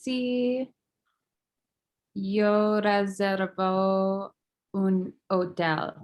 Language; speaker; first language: Spanish; non-native, learner; English